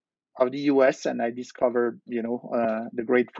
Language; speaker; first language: English; non-native, fluent; French